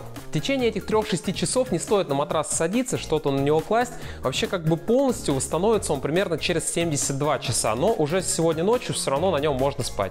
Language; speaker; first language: Russian; native; Russian